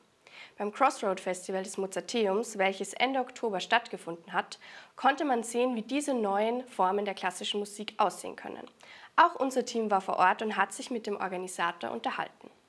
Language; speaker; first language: German; native; German